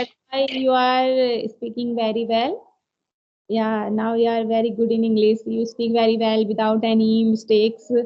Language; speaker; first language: English; non-native, learner; Hindi